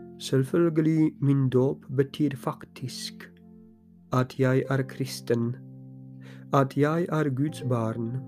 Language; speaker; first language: Norwegian; non-native, fluent; Polish